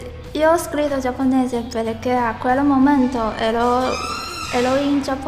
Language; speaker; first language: Italian; non-native, learner; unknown